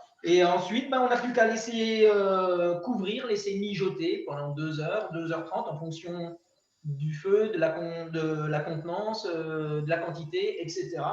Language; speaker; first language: French; native; French